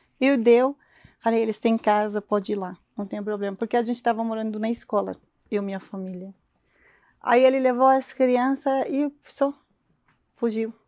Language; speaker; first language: Portuguese; non-native, learner; Arabic